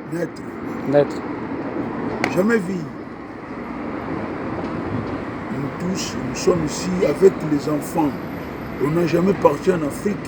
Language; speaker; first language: French; non-native, learner; Portuguese